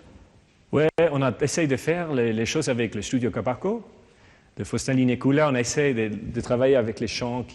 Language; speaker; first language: French; non-native, learner; German